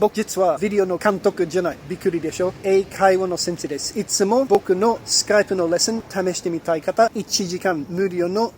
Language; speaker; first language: Japanese; non-native, fluent; English